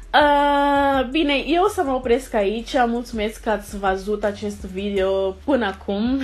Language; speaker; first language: Romanian; non-native, learner; Portuguese